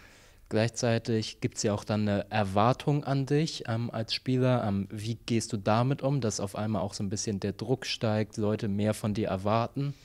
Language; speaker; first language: German; native; German